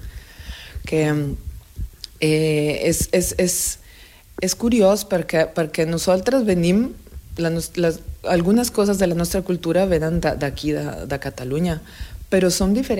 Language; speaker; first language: Catalan; non-native, fluent; Spanish